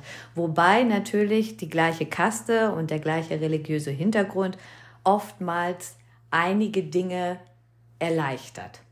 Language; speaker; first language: German; early bilingual, other home language; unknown